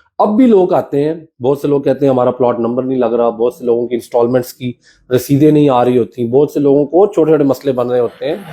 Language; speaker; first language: Urdu; non-native, local second language; Punjabi